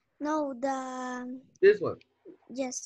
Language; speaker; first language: English; non-native, learner; Spanish